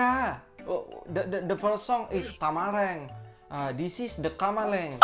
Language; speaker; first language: English; non-native, learner; Indonesian